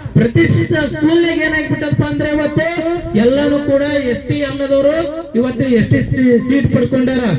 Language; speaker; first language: Kannada; native; Kannada